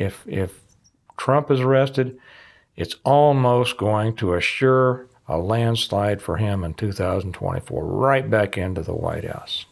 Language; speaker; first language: English; native; English